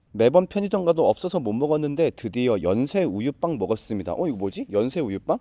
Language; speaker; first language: Korean; native; Korean